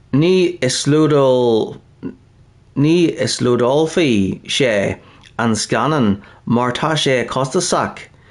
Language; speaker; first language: Irish; non-native, learner; English